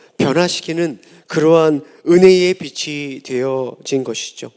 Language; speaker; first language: Korean; native; Korean